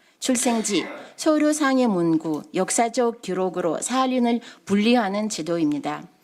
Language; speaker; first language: Korean; non-native, fluent; Russian